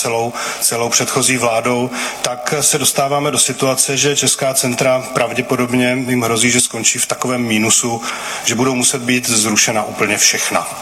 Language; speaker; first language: Czech; native; Czech